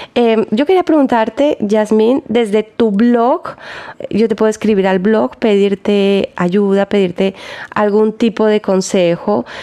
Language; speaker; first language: Spanish; native; Spanish